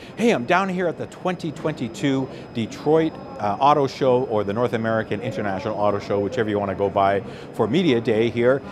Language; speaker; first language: English; native; English